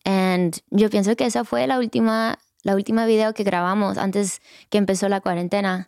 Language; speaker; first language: Spanish; early bilingual, heritage; Spanish